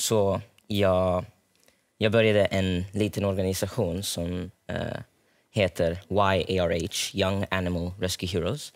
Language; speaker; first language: Swedish; early bilingual, heritage; Swedish